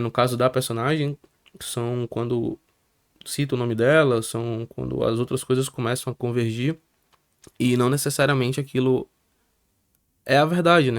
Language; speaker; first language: Portuguese; native; Portuguese